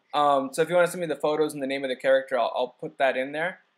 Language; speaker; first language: English; native; English